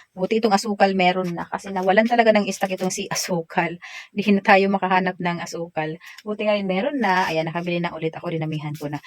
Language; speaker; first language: Filipino; non-native, local second language; Waray